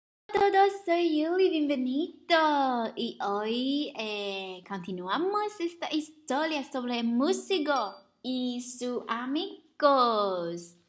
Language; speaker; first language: Spanish; non-native, learner; Chinese